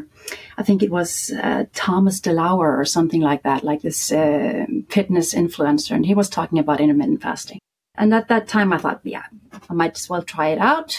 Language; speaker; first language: English; non-native, fluent; Icelandic